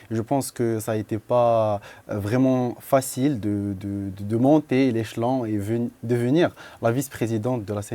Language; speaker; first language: French; non-native, local second language; Arabic